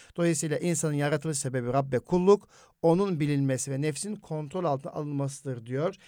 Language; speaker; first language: Turkish; native; Turkish